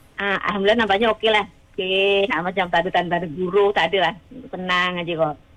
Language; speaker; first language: Malay; non-native, local second language; Javanese